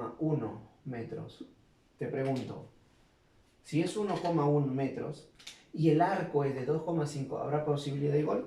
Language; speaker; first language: Spanish; native; Spanish